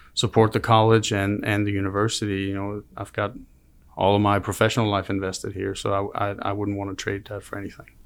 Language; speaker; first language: English; non-native, fluent; Danish